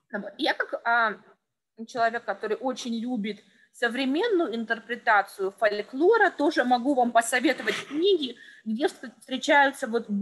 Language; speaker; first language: Russian; native; Russian